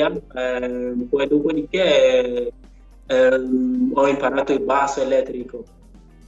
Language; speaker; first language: Italian; non-native, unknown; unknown